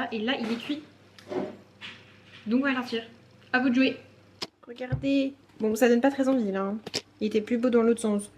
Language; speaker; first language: French; native; French